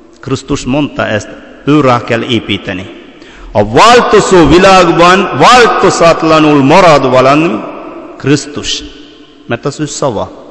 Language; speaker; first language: Hungarian; non-native, fluent; Malayalam